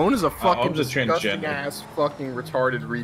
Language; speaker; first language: English; native; English